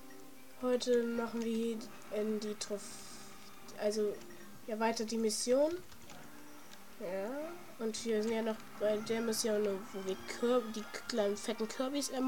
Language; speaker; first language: German; native; German